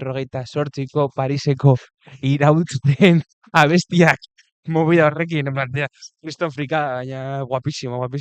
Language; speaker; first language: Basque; non-native, local second language; Spanish